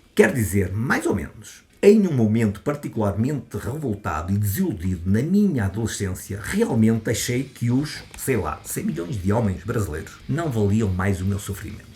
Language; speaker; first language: Portuguese; native; Portuguese